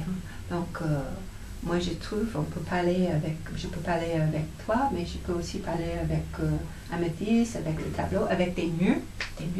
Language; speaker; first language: French; non-native, fluent; English